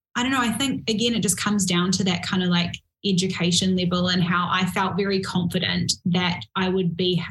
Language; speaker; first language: English; native; English